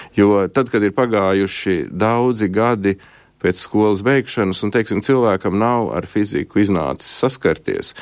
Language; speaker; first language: Latvian; native; Latvian